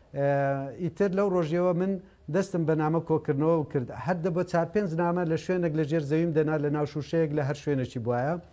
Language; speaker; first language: Central Kurdish; native; Central Kurdish